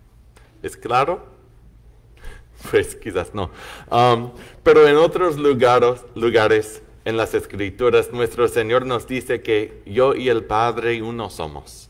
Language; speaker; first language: Spanish; non-native, fluent; English